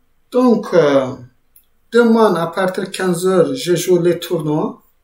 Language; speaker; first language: French; non-native, fluent; Azerbaijani